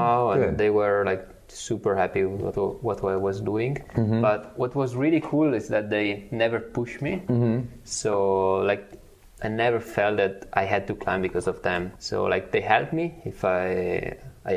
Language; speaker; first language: English; non-native, fluent; Italian